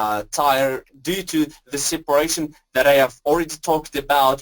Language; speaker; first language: English; non-native, fluent; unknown